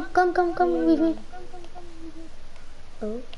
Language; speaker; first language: English; non-native, learner; French